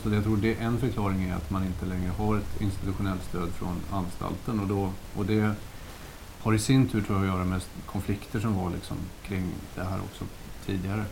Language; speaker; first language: Swedish; native; Swedish